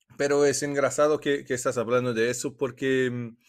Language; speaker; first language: Spanish; non-native, learner; Portuguese